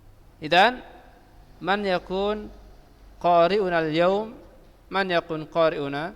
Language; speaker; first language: Arabic; non-native, fluent; Indonesian